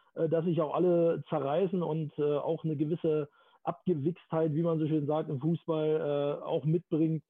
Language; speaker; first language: German; native; German